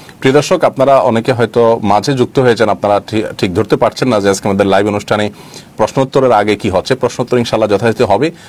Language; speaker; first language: Bangla; native; Bangla